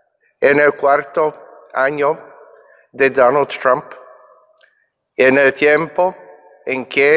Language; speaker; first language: Spanish; non-native, fluent; English